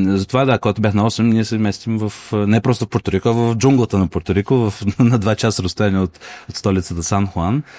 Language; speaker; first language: Bulgarian; non-native, fluent; Russian